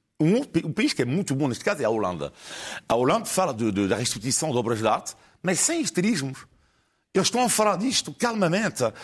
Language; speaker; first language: Portuguese; non-native, fluent; French